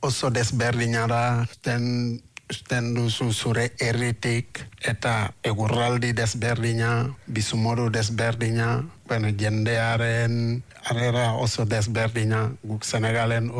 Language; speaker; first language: Basque; non-native, fluent; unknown